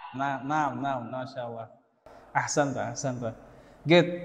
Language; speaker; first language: Indonesian; native; Indonesian